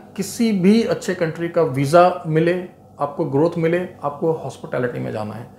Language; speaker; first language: Hindi; native; Hindi